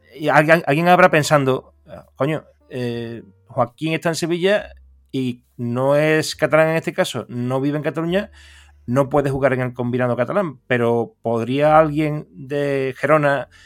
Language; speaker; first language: Spanish; native; Spanish